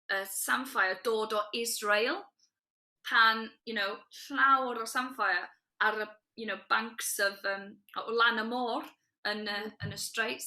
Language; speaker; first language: Welsh; non-native, local second language; English